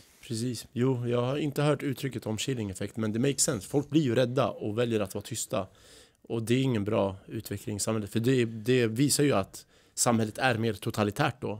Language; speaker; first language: Swedish; early bilingual, other home language; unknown